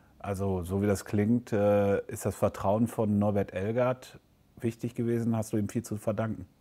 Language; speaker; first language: German; native; German